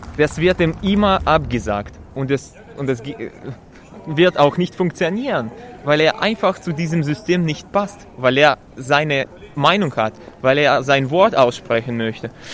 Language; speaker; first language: German; non-native, fluent; Russian